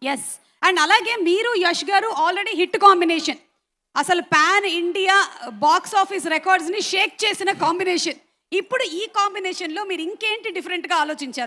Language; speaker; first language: Telugu; native; Telugu